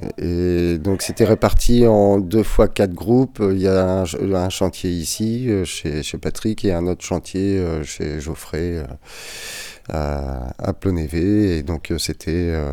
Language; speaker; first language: French; native; French